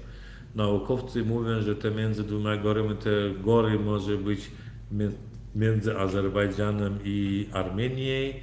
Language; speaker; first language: Polish; non-native, learner; Turkmen